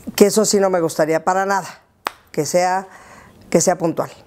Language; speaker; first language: Spanish; native; Spanish